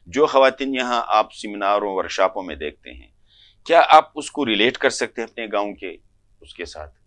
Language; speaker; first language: Urdu; non-native, local second language; Pashto